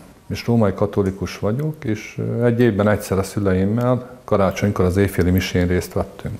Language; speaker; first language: Hungarian; native; Hungarian